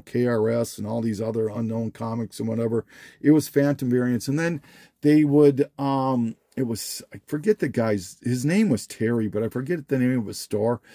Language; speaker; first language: English; native; English